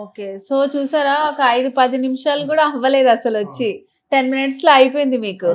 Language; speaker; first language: Telugu; native; Telugu